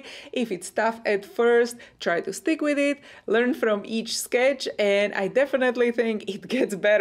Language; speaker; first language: English; non-native, fluent; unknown